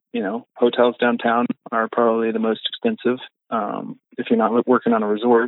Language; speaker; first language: English; native; English